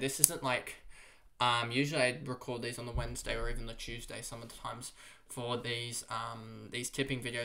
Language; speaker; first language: English; native; English